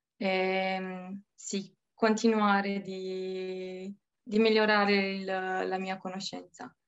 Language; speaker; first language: Italian; non-native, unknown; Romanian